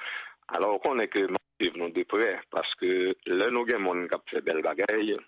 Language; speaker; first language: French; non-native, local second language; Haitian Creole